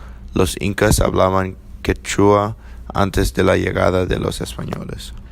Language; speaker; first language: Spanish; non-native, learner; English